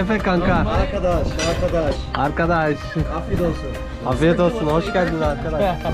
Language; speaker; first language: Turkish; native; Turkish